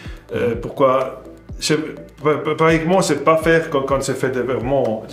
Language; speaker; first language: French; non-native, fluent; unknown